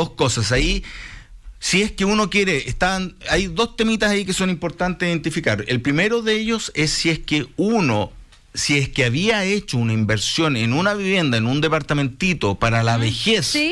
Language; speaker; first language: Spanish; native; Spanish